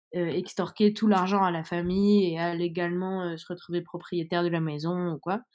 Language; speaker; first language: French; native; French